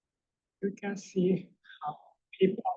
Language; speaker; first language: English; non-native, fluent; Japanese